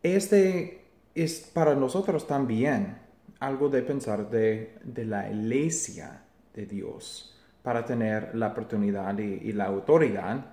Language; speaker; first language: Spanish; non-native, fluent; English